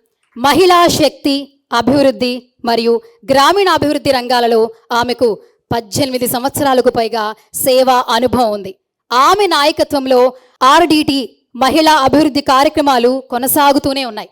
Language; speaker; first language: Telugu; native; Telugu